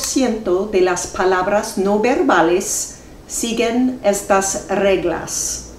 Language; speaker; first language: Spanish; non-native, fluent; English